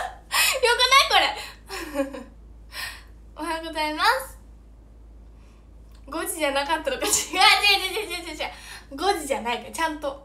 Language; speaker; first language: Japanese; native; Japanese